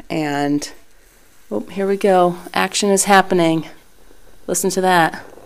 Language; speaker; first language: English; native; English